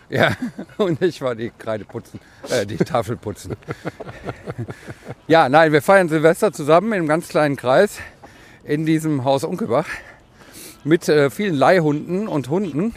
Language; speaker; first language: German; native; German